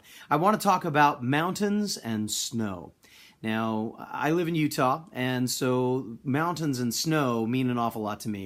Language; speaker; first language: English; native; English